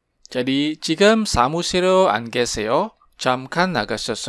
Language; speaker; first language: Korean; non-native, fluent; Indonesian